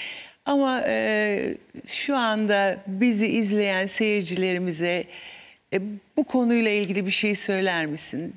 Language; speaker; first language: Turkish; native; Turkish